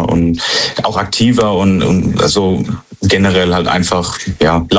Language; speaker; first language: German; native; German